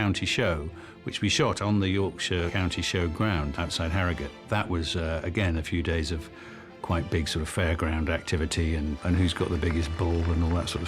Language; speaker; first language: English; native; English